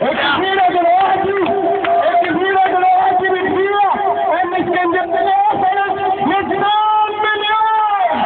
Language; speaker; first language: Arabic; native; Arabic